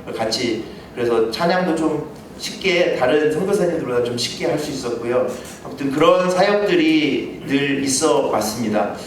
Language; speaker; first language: Korean; native; Korean